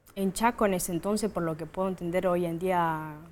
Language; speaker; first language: Spanish; native; Spanish